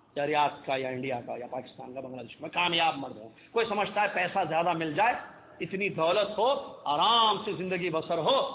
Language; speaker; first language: Urdu; native; Urdu